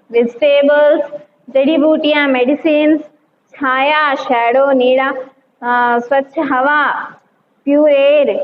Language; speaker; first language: Hindi; non-native, local second language; Telugu